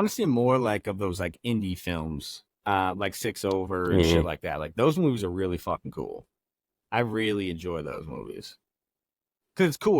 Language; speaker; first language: English; native; English